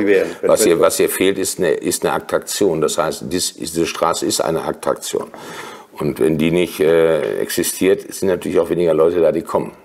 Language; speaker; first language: German; native; German